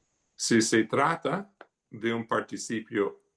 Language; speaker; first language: Spanish; early bilingual, heritage; Spanish